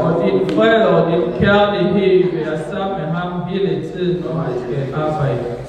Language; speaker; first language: Danish; non-native, fluent; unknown